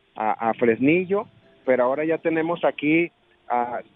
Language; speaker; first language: Spanish; native; Spanish